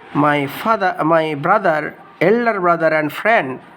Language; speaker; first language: English; non-native, local second language; Bangla